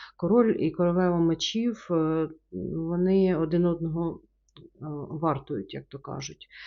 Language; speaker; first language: Ukrainian; non-native, local second language; Russian